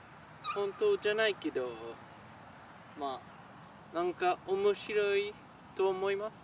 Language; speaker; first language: Japanese; non-native, learner; French